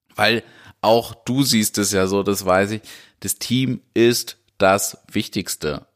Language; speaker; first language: German; native; German